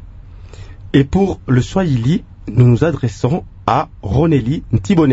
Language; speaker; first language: French; non-native, local second language; Lingala